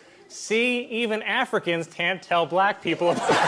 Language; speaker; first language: English; native; English